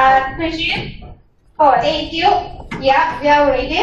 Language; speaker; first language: English; non-native, fluent; Russian